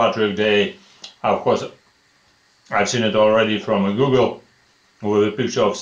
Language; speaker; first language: English; non-native, fluent; Russian